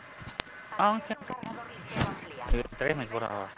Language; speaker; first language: Spanish; native; Spanish